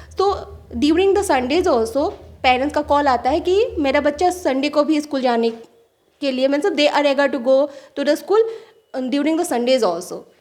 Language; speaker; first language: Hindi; non-native, local second language; Assamese